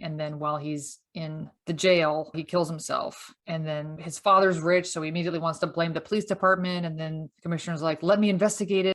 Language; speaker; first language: English; native; English